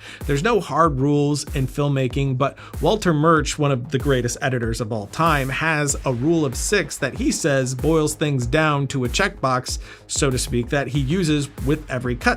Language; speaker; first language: English; native; English